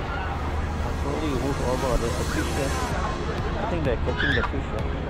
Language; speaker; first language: English; non-native, local second language; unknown